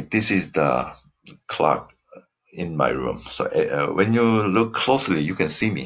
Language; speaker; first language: English; non-native, fluent; Korean